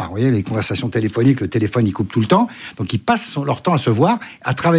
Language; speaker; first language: French; native; French